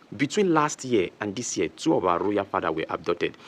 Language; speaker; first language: English; non-native, local second language; Yoruba